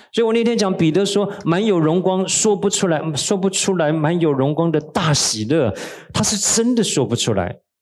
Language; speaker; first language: Chinese; native; Chinese